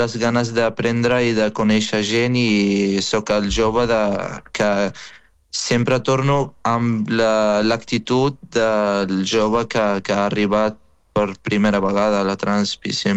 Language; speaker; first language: Catalan; non-native, fluent; Arabic